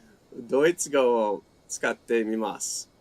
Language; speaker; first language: Japanese; non-native, fluent; English